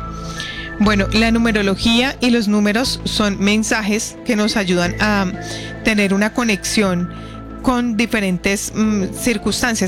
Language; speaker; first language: Spanish; native; Spanish